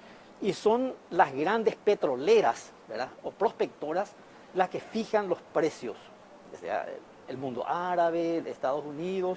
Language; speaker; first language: Spanish; native; Spanish